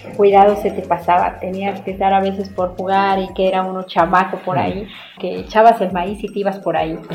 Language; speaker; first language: Spanish; native; Spanish